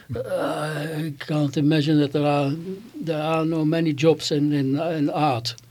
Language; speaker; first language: English; non-native, learner; Dutch